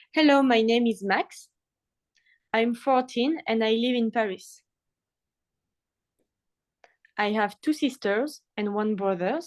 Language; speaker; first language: English; non-native, fluent; French